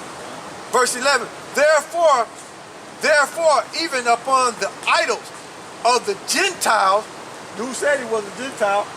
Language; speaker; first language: English; native; English